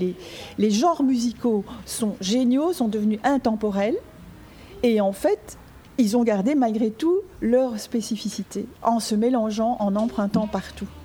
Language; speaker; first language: French; native; French